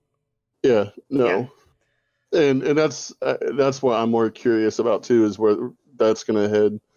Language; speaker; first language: English; native; English